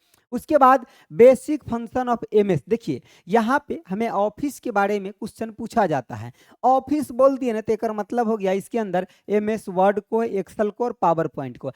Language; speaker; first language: Hindi; native; Hindi